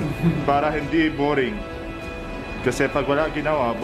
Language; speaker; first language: Filipino; non-native, learner; Arabic